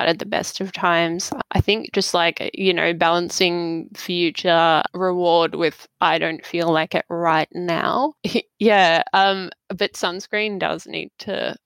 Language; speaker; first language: English; native; English